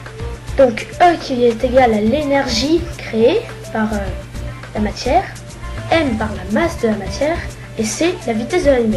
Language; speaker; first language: French; native; French